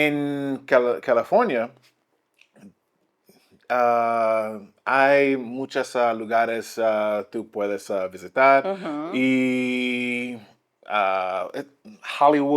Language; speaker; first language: Spanish; non-native, learner; English